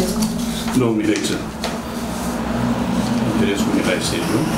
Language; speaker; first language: Romanian; native; Romanian